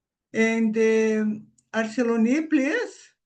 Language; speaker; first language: English; non-native, learner; Portuguese